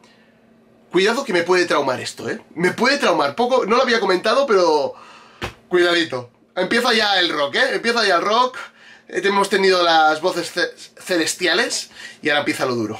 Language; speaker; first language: Spanish; native; Spanish